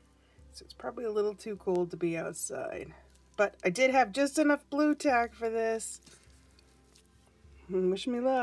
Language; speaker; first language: English; native; English